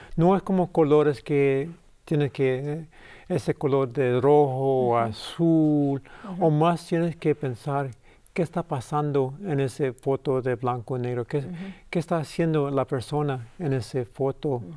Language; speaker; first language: Spanish; early bilingual, heritage; English